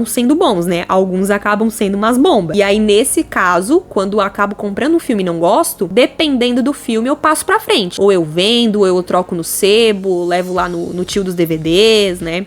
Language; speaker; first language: Portuguese; native; Portuguese